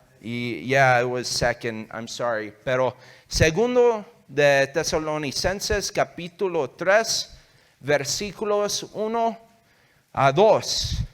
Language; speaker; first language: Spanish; early bilingual, heritage; English